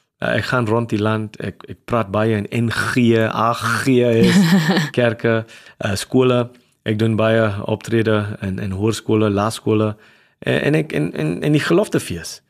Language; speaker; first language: Afrikaans; non-native, local second language; English